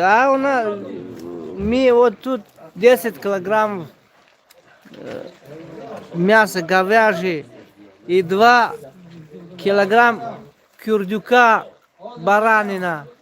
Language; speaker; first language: Russian; non-native, local second language; Tajik